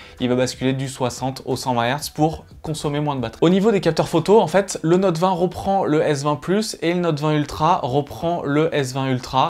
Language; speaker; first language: French; native; French